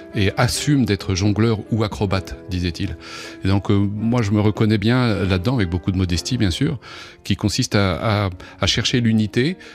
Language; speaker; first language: French; native; French